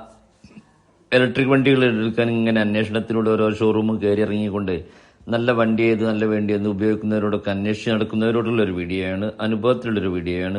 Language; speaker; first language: Malayalam; native; Malayalam